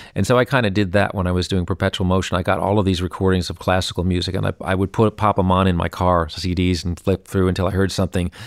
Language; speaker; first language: English; native; English